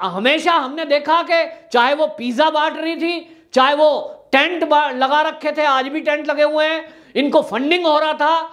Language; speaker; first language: Hindi; native; Hindi